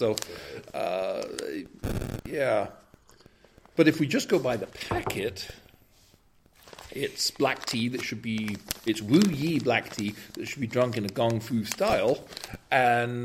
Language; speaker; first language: English; native; English